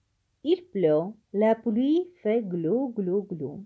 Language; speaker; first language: French; non-native, fluent; Armenian